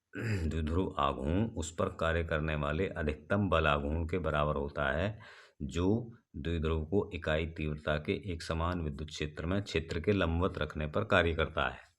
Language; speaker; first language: Hindi; native; Hindi